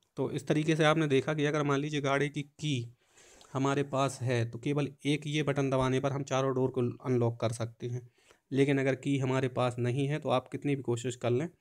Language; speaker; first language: Hindi; native; Hindi